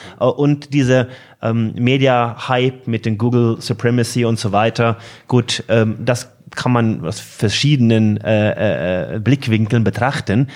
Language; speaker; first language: German; non-native, fluent; Norwegian